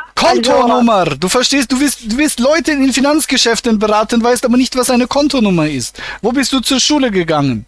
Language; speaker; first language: German; native; German